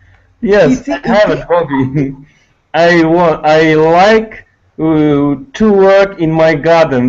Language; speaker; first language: English; non-native, learner; Tatar